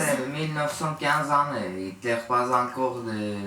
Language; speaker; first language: French; non-native, learner; Armenian